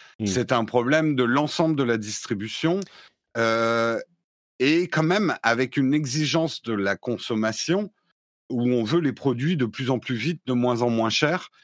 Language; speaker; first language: French; native; French